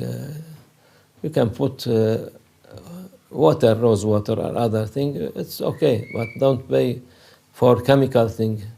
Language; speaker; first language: English; non-native, learner; Turkish